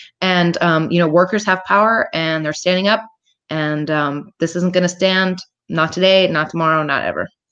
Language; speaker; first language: English; native; English